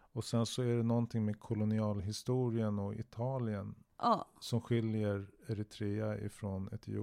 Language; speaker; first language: Swedish; native; Swedish